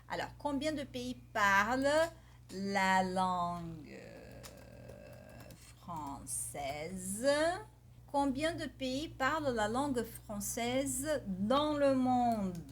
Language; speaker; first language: French; non-native, fluent; Portuguese